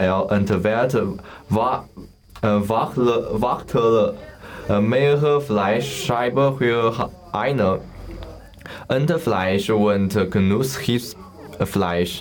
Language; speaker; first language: German; non-native, learner; Chinese